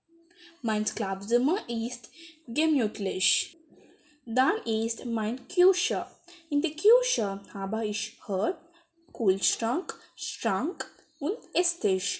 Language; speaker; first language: German; non-native, learner; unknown